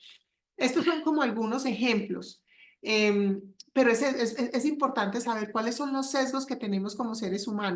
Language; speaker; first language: Spanish; native; Spanish